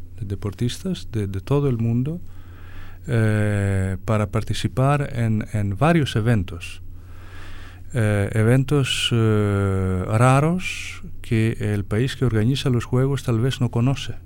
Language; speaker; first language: Spanish; non-native, fluent; Greek